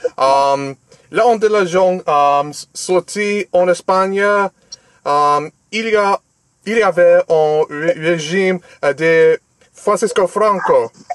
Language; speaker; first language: French; non-native, learner; English